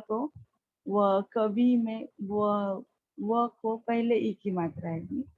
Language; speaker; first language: Hindi; non-native, local second language; Marathi